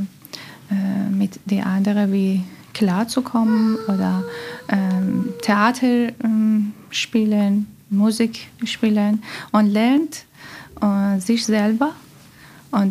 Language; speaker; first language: German; non-native, learner; Persian